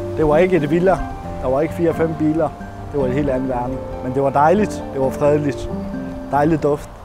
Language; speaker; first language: Danish; non-native, fluent; Persian